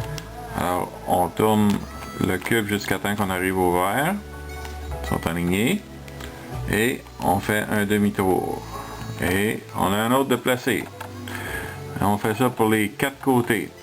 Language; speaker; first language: French; native; French